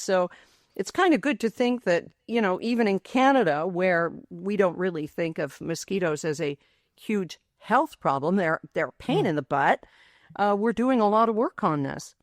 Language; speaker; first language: English; native; English